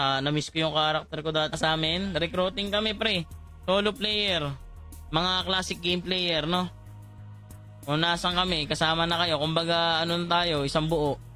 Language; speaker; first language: Filipino; non-native, local second language; Cebuano